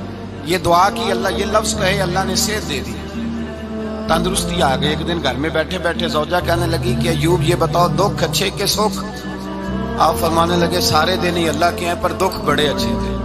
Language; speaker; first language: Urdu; non-native, local second language; Punjabi